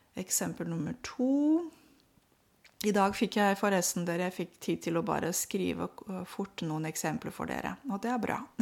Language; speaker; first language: Norwegian; non-native, fluent; Romanian